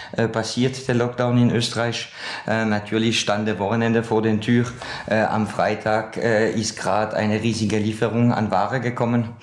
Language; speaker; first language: German; non-native, fluent; French